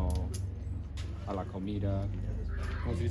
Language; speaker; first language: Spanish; non-native, learner; English